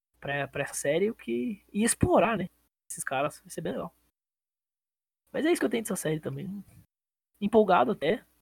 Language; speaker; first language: Portuguese; native; Portuguese